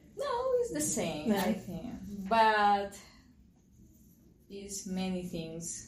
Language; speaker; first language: English; non-native, learner; Spanish